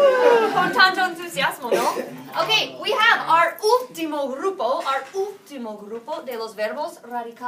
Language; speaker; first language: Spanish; non-native, fluent; English